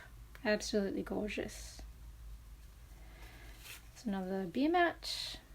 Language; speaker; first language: English; native; English